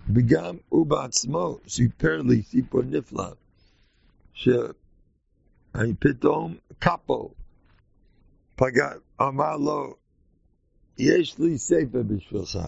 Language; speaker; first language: Hebrew; non-native, fluent; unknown